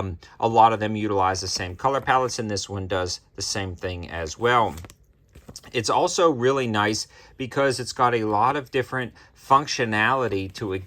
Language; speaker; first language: English; native; English